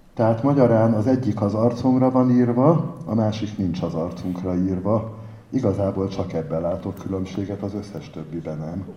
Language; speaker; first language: Hungarian; native; Hungarian